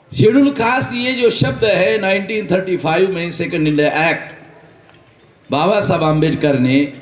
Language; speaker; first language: Urdu; native; Urdu